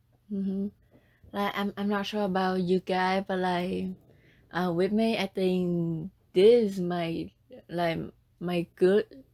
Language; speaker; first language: English; non-native, learner; Vietnamese